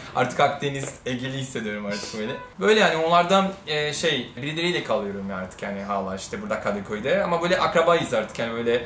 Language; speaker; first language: Turkish; non-native, fluent; Portuguese